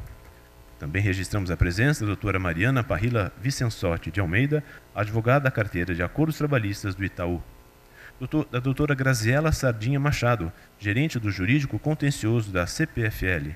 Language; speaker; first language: Portuguese; native; Portuguese